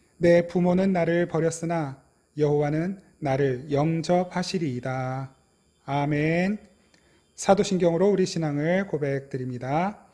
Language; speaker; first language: Korean; native; Korean